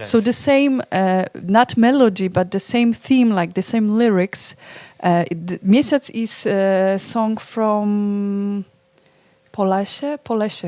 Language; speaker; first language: English; non-native, fluent; Polish